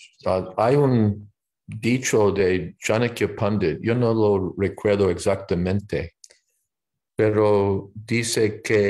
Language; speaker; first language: Spanish; non-native, fluent; English